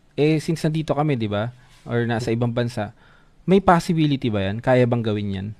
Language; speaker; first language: Filipino; native; Filipino